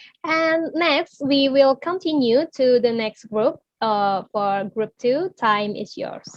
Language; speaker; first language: English; non-native, learner; Indonesian